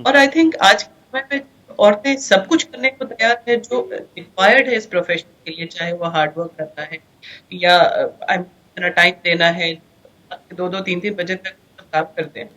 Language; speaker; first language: Hindi; native; Hindi